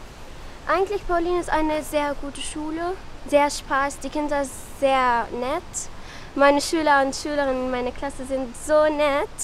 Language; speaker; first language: German; non-native, learner; Arabic